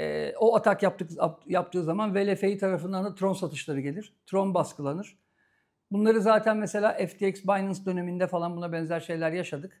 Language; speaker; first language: Turkish; native; Turkish